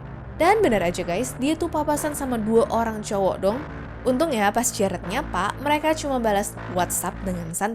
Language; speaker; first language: Indonesian; native; Indonesian